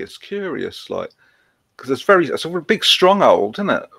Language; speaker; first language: English; native; English